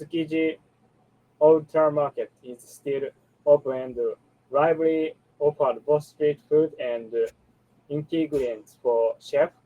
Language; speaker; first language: English; non-native, learner; Japanese